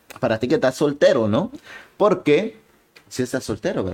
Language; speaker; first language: Spanish; native; Spanish